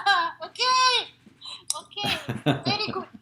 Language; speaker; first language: English; non-native, learner; Russian